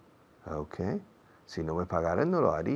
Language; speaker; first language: Spanish; non-native, fluent; English